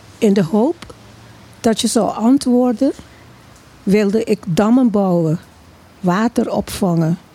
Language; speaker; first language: Dutch; non-native, local second language; Papiamento